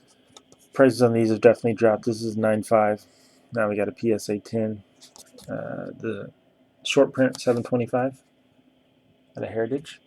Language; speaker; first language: English; native; English